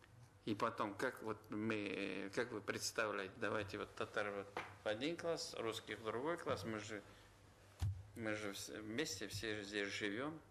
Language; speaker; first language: Russian; non-native, local second language; Tatar